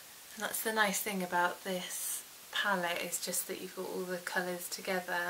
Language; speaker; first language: English; native; English